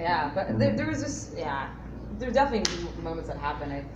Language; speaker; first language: English; native; English